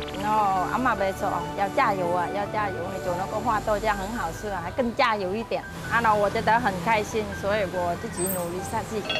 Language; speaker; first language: Chinese; non-native, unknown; Vietnamese